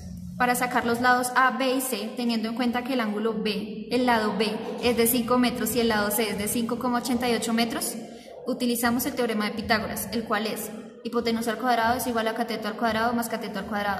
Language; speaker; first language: Spanish; native; Spanish